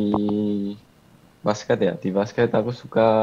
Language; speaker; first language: Indonesian; early bilingual, heritage; Indonesian